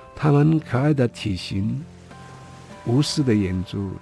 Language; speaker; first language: Chinese; non-native, local second language; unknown